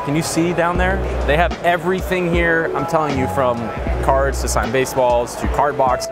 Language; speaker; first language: English; native; English